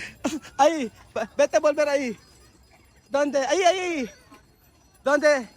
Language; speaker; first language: Spanish; non-native, learner; Filipino